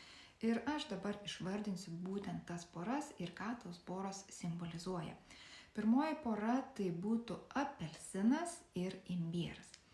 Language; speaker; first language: Lithuanian; native; Lithuanian